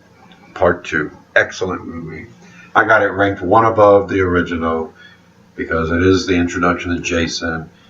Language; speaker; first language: English; native; English